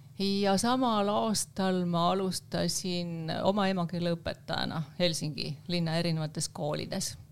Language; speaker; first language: Estonian; native; Estonian